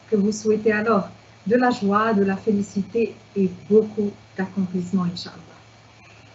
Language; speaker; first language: French; non-native, local second language; Arabic